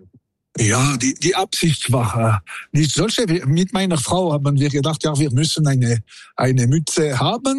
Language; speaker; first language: German; non-native, local second language; French